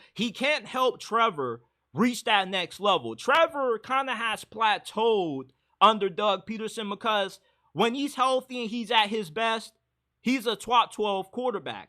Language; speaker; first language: English; native; English